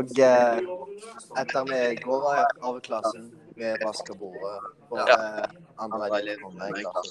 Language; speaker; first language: Norwegian; non-native, learner; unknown